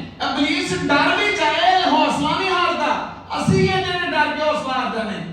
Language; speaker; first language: Urdu; non-native, local second language; Punjabi